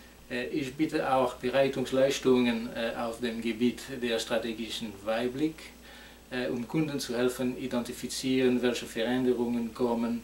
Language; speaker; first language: German; non-native, fluent; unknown